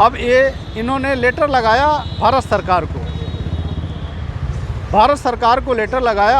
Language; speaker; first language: Hindi; native; Hindi